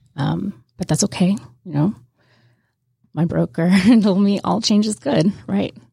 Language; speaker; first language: English; native; English